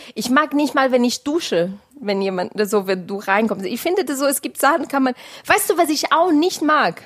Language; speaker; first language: German; non-native, fluent; Portuguese